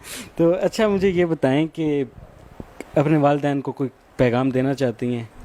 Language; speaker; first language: Urdu; native; Urdu